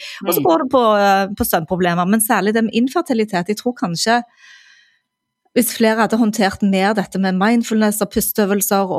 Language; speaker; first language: Norwegian; native; Norwegian